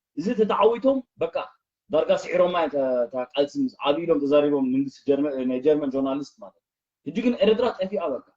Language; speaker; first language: Tigrinya; early bilingual, heritage; Tigrinya